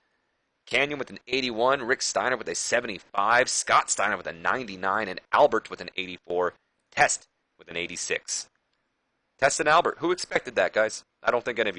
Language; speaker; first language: English; native; English